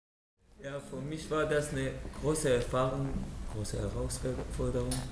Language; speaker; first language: German; non-native, learner; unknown